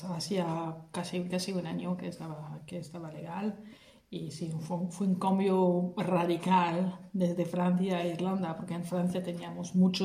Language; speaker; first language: Spanish; non-native, fluent; French